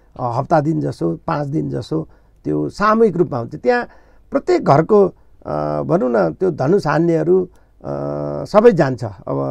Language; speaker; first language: Nepali; non-native, local second language; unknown